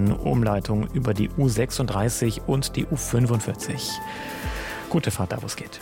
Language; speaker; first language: German; native; German